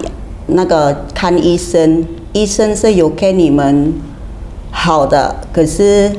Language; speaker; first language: Chinese; non-native, learner; Indonesian